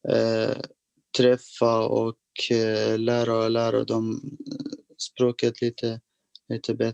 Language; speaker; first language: Swedish; non-native, fluent; Persian